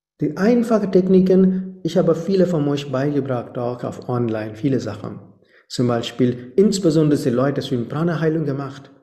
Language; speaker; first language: German; non-native, fluent; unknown